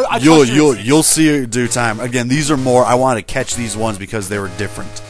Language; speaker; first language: English; native; English